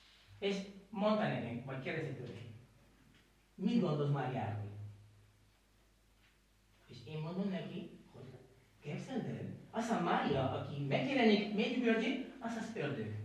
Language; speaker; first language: Hungarian; non-native, learner; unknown